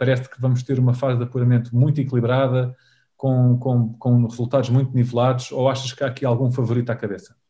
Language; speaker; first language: Portuguese; native; Portuguese